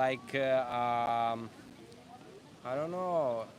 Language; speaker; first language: English; non-native, learner; Italian